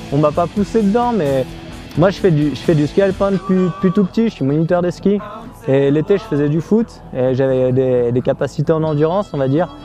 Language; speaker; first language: French; native; French